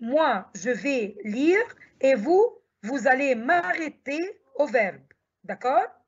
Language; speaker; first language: French; non-native, fluent; Arabic